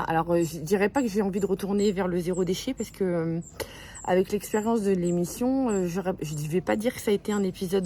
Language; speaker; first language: French; native; French